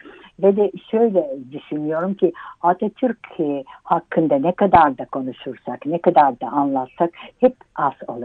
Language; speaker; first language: Turkish; early bilingual, heritage; Turkish